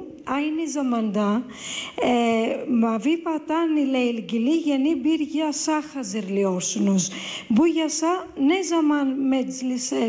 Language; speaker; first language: Turkish; non-native, fluent; Greek